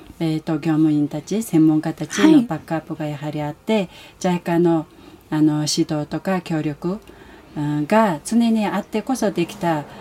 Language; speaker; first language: Japanese; non-native, fluent; Mongolian